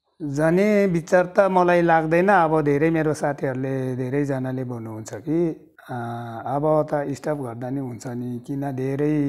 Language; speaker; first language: Nepali; non-native, local second language; Sherpa